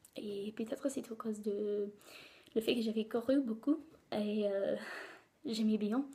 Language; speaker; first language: French; non-native, learner; English